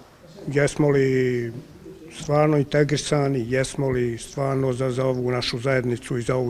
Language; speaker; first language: Bosnian; native; Bosnian